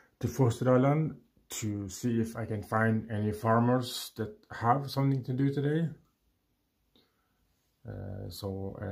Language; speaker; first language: English; non-native, fluent; Norwegian